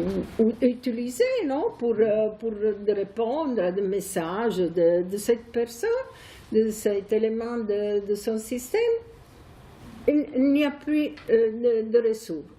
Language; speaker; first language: French; non-native, fluent; Italian